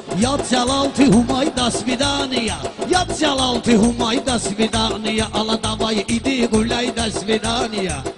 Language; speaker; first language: Russian; non-native, learner; Talysh